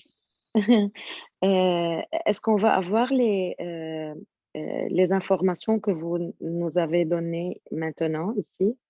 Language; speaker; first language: French; non-native, local second language; Arabic